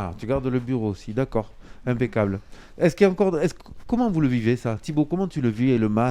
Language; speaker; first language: French; native; French